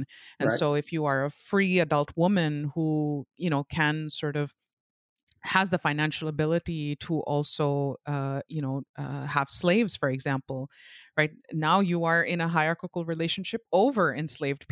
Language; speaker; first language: English; non-native, local second language; Urdu